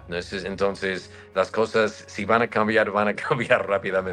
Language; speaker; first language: Spanish; non-native, fluent; English